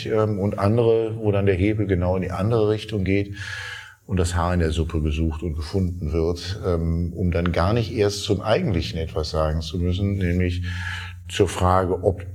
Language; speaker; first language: German; native; German